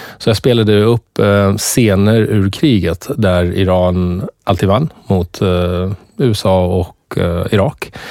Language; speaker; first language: Swedish; early bilingual, other home language; Persian